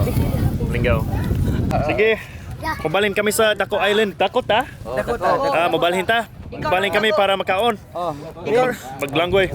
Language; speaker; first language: Cebuano; native; Cebuano